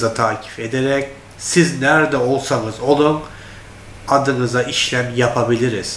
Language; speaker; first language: Turkish; non-native, fluent; Turkmen